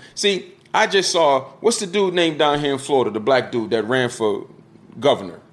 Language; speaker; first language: English; native; English